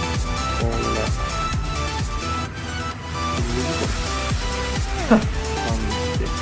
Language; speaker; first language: Japanese; native; Japanese